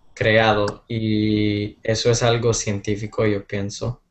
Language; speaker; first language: Spanish; non-native, fluent; English